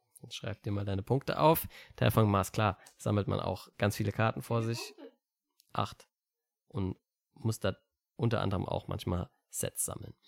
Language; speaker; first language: German; native; German